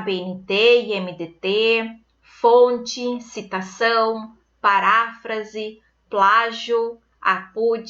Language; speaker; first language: Portuguese; native; Portuguese